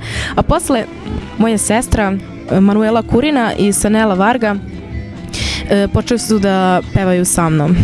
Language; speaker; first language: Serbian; non-native, local second language; Hungarian